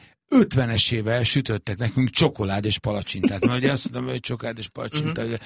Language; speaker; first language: Hungarian; native; Hungarian